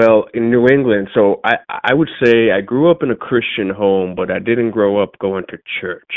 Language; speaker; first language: English; native; English